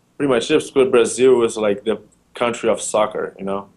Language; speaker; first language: English; non-native, learner; Portuguese